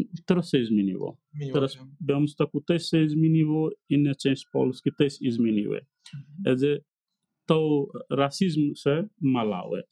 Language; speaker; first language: Polish; non-native, learner; Nepali